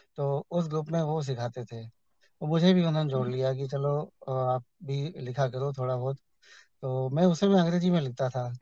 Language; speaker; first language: Hindi; native; Hindi